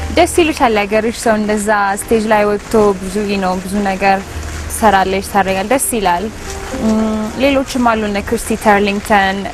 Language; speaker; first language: Amharic; early bilingual, heritage; Amharic